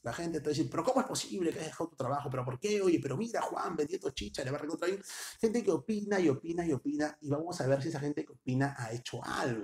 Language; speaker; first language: Spanish; native; Spanish